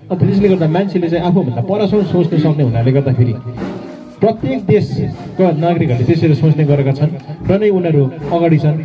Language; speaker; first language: Nepali; native; Nepali